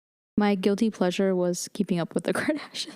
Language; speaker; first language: English; native; English